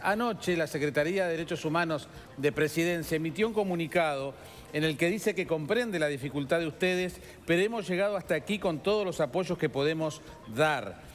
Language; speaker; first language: Spanish; native; Spanish